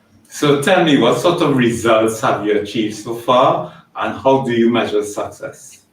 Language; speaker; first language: English; native; English